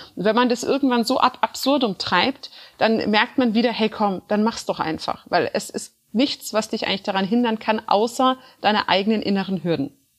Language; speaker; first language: German; early bilingual, other home language; Turkish